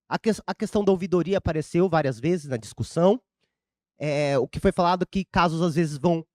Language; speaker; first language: Portuguese; native; Portuguese